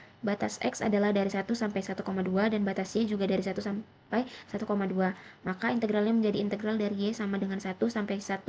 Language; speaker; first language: Indonesian; native; Indonesian